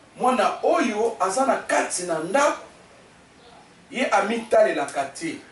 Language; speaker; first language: Lingala; native; Lingala